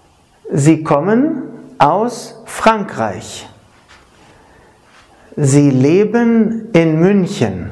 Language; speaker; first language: German; non-native, fluent; Arabic